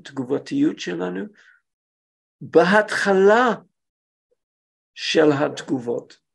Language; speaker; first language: Hebrew; non-native, fluent; English